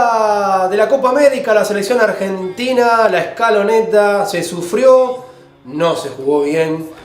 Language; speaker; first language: Spanish; native; Spanish